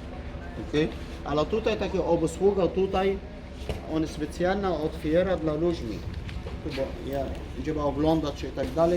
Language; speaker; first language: Polish; non-native, learner; Arabic